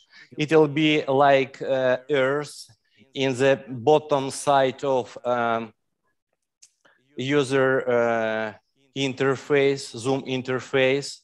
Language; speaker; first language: English; non-native, learner; Hindi